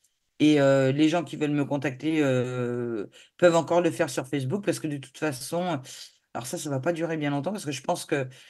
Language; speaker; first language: French; native; French